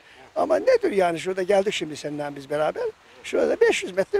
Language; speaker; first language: Turkish; native; Turkish